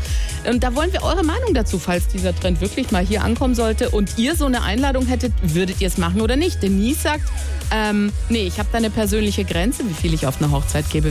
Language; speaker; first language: German; native; German